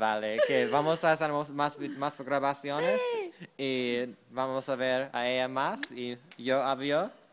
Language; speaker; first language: Spanish; non-native, learner; English